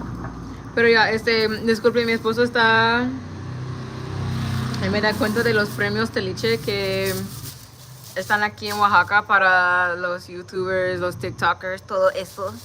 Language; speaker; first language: Spanish; non-native, learner; English